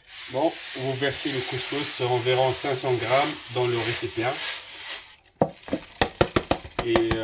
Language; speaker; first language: French; non-native, local second language; Arabic